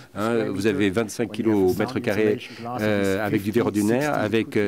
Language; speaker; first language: French; non-native, fluent; German